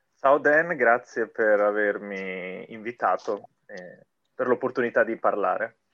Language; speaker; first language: Italian; native; Italian